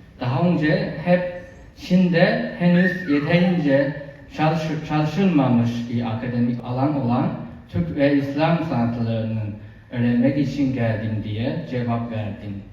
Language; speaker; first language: Turkish; non-native, fluent; Chinese